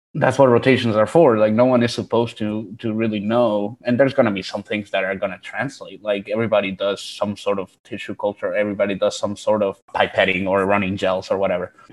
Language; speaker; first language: English; early bilingual, other home language; Spanish